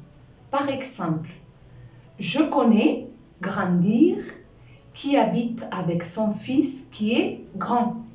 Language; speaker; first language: French; non-native, fluent; Spanish